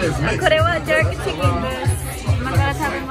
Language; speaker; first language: Japanese; early bilingual, heritage; English